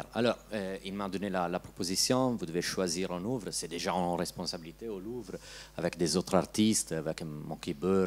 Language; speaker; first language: French; non-native, learner; Italian